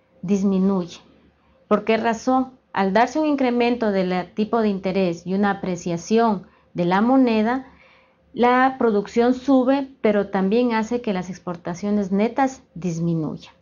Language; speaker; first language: Spanish; native; Spanish